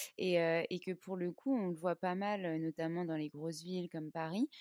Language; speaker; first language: French; native; French